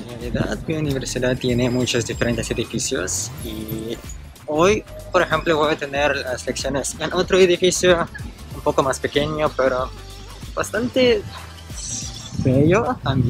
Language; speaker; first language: Spanish; non-native, fluent; Russian